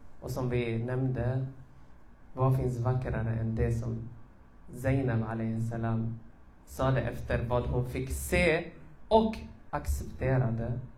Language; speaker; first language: Swedish; early bilingual, other home language; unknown